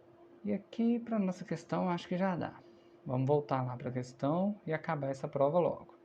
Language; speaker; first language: Portuguese; native; Portuguese